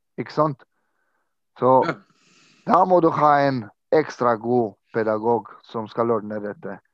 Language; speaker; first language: Norwegian; non-native, fluent; Croatian